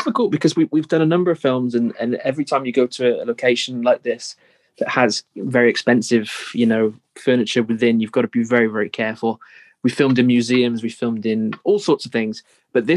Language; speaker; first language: English; native; English